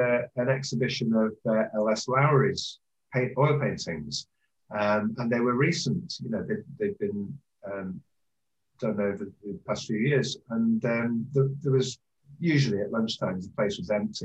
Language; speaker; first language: English; native; English